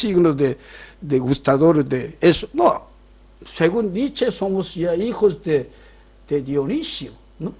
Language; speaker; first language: Spanish; non-native, fluent; Korean